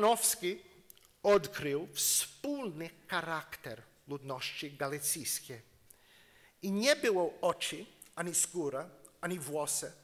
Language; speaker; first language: Polish; non-native, learner; English